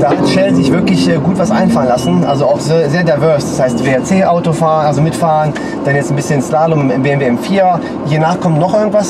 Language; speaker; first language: German; native; German